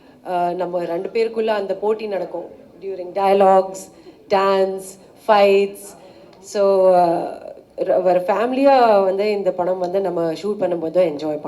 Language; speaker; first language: Tamil; non-native, fluent; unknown